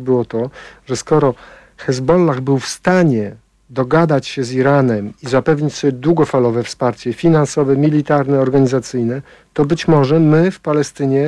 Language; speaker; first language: Polish; native; Polish